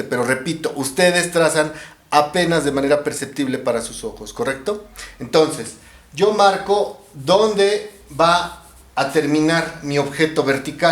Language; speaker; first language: Spanish; native; Spanish